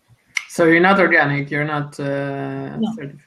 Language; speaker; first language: English; non-native, fluent; Italian